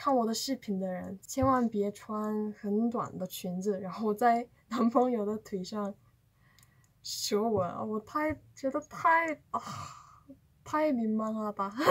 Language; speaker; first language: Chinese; non-native, fluent; Korean